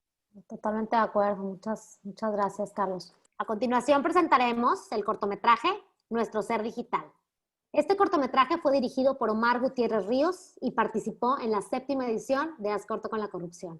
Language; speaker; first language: Spanish; native; Spanish